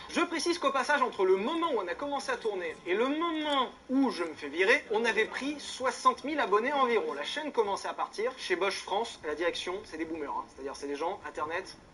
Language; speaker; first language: French; native; French